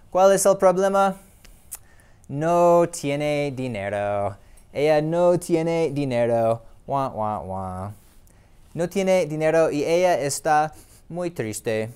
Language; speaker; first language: Spanish; non-native, fluent; English